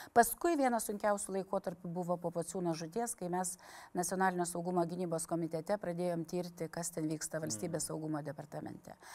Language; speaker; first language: Lithuanian; native; Lithuanian